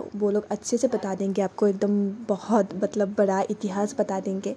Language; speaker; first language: Hindi; non-native, local second language; Assamese